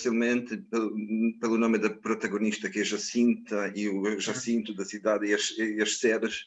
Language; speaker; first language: Portuguese; non-native, fluent; Croatian